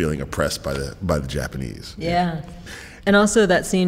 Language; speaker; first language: English; native; English